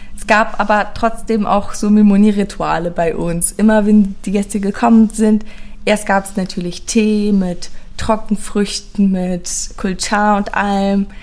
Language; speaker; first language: German; early bilingual, other home language; Persian